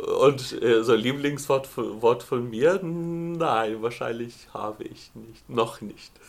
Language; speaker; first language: German; non-native, fluent; Lithuanian